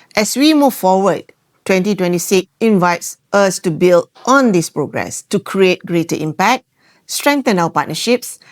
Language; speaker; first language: English; non-native, local second language; Malay